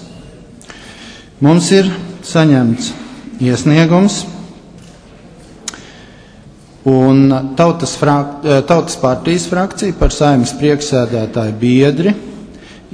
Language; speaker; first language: Latvian; native; Latvian